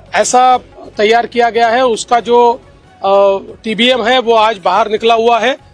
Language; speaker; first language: Hindi; non-native, local second language; Marathi